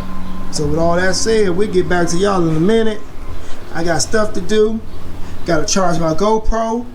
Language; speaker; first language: English; native; English